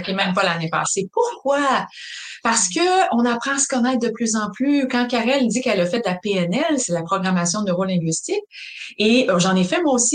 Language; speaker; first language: French; native; French